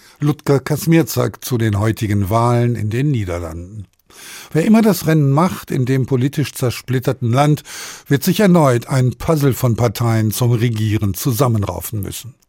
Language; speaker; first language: German; native; German